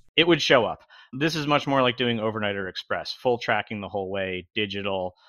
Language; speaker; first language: English; native; English